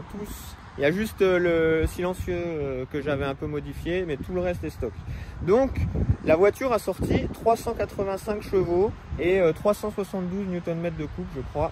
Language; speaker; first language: French; native; French